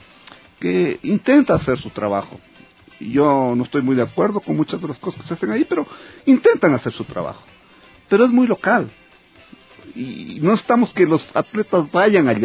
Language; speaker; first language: Spanish; native; Spanish